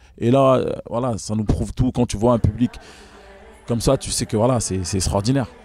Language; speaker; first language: French; early bilingual, other home language; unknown